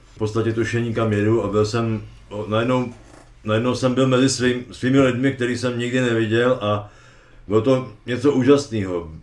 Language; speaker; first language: Czech; native; Czech